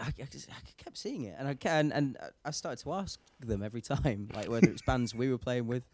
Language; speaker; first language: English; native; English